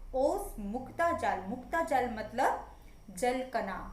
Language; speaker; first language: Hindi; non-native, local second language; Assamese